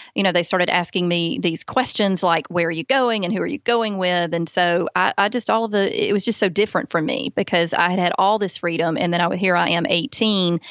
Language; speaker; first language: English; native; English